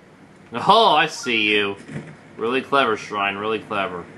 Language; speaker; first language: English; native; English